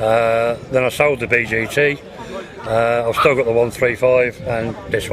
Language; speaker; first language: English; native; English